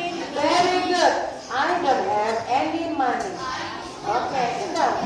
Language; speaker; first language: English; non-native, learner; Indonesian